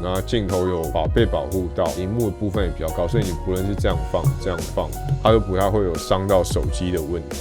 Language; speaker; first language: Chinese; native; Chinese